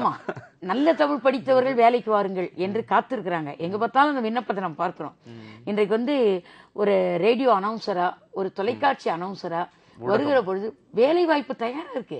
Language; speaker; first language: Tamil; native; Tamil